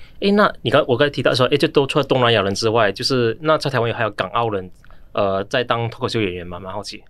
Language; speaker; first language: Chinese; native; Chinese